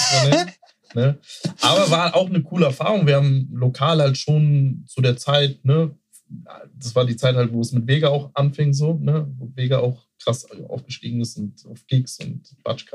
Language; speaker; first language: German; native; German